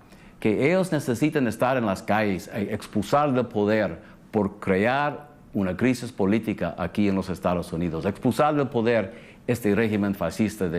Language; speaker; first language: Spanish; early bilingual, heritage; English